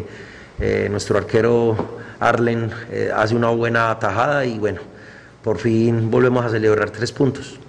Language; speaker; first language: Spanish; native; Spanish